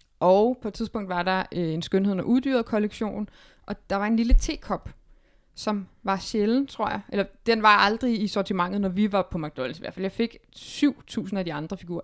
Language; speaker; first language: Danish; native; Danish